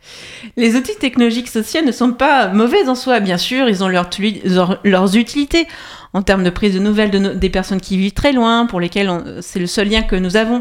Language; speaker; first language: French; native; French